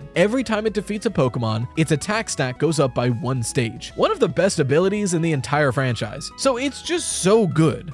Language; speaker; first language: English; native; English